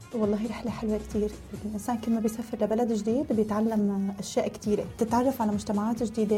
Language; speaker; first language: Arabic; native; Arabic